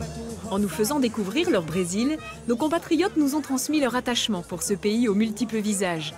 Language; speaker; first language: French; native; French